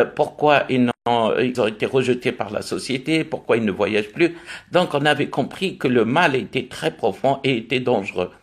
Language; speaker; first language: French; non-native, local second language; Arabic